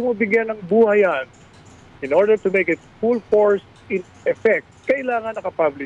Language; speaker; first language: Filipino; native; Filipino